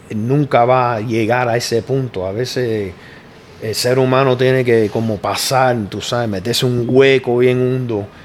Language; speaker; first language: Spanish; early bilingual, heritage; Spanish